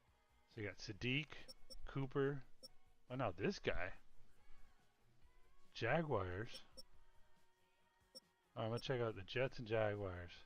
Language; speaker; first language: English; native; English